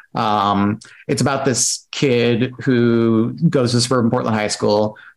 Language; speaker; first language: English; native; English